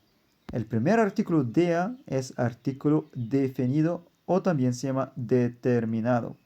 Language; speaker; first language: Spanish; non-native, fluent; German